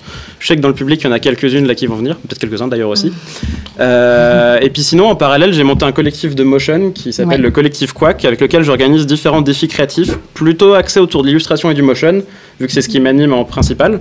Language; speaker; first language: French; native; French